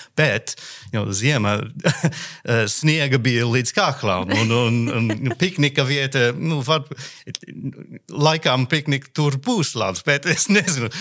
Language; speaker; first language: Latvian; non-native, learner; English